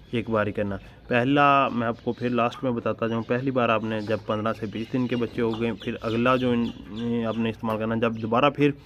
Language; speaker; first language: Urdu; non-native, local second language; Punjabi